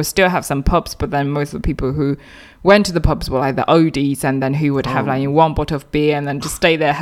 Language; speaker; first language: English; non-native, fluent; Chinese